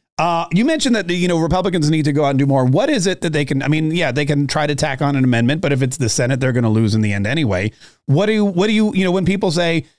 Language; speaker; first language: English; native; English